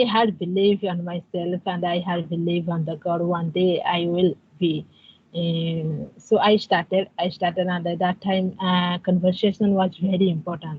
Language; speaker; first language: English; non-native, learner; Odia